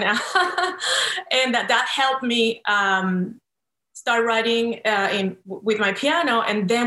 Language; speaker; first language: English; non-native, fluent; Spanish